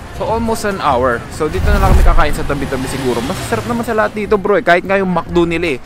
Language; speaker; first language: Filipino; native; Filipino